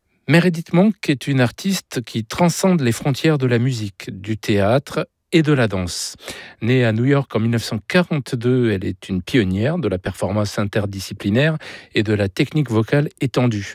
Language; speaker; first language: French; native; French